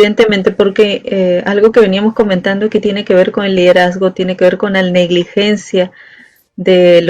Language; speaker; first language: Spanish; native; Spanish